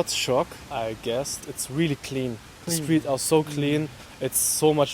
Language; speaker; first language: English; non-native, fluent; German